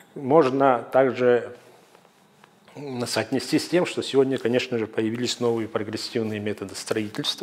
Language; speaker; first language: Russian; native; Russian